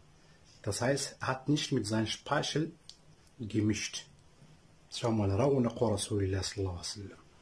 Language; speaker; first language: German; non-native, learner; Arabic